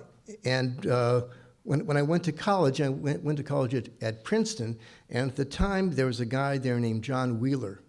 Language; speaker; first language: English; native; English